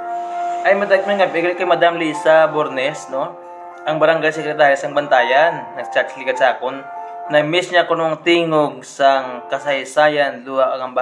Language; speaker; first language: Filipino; non-native, local second language; Hiligaynon